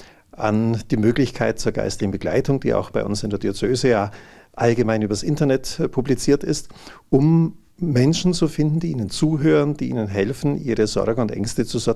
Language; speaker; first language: German; native; German